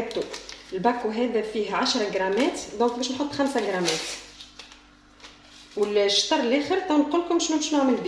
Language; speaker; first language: Arabic; native; Arabic